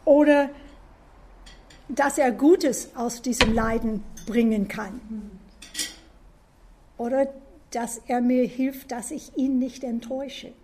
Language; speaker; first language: German; non-native, fluent; English